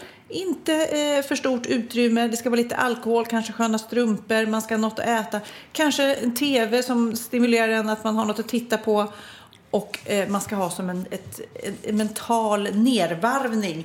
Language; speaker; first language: Swedish; native; Swedish